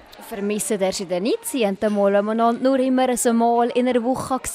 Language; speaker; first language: German; native; German